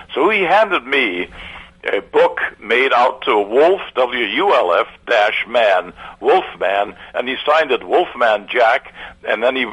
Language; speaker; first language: English; early bilingual, other home language; German